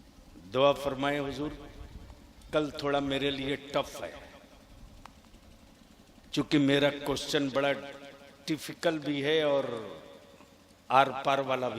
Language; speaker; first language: Hindi; native; Hindi